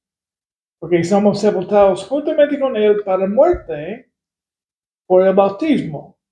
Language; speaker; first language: Spanish; non-native, fluent; English